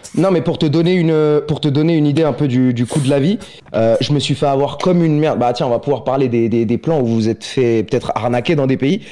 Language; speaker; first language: French; native; French